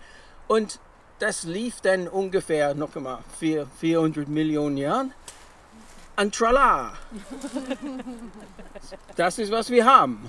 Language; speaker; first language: German; non-native, fluent; English